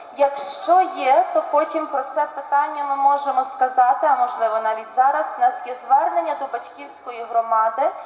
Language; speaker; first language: Ukrainian; native; Ukrainian